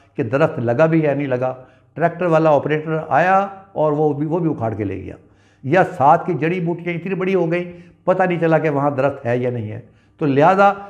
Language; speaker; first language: Urdu; non-native, local second language; Punjabi